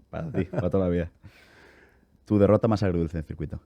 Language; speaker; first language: Spanish; native; Spanish